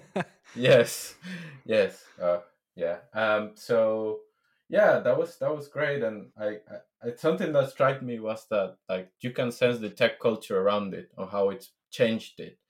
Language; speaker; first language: English; non-native, fluent; Spanish